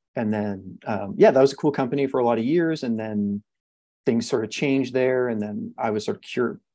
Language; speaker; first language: English; native; English